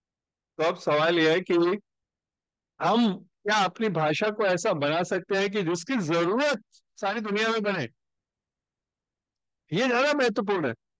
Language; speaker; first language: Hindi; native; Hindi